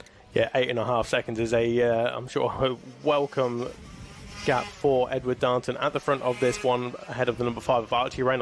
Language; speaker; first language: English; native; English